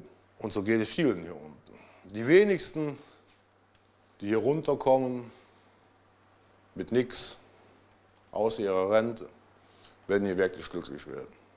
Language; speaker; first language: German; native; German